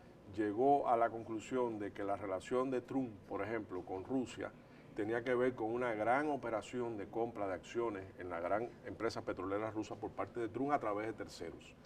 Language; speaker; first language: Spanish; native; Spanish